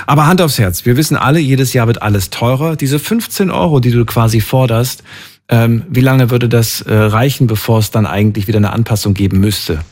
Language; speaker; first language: German; native; German